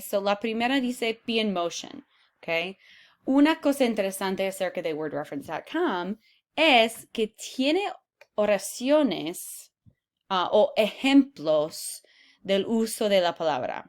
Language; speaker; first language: Spanish; non-native, fluent; English